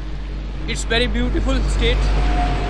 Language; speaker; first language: English; non-native, local second language; Dogri